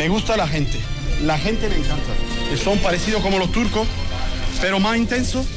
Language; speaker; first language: Spanish; non-native, learner; Turkish